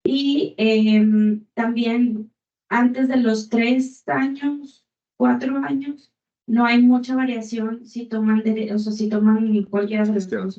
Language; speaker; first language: Spanish; native; Spanish